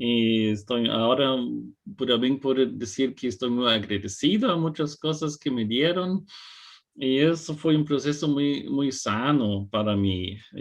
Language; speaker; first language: Spanish; non-native, fluent; German